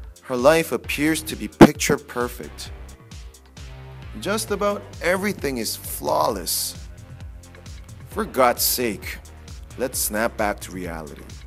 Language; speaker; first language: English; non-native, fluent; Korean